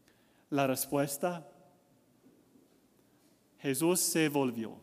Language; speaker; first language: Spanish; non-native, learner; English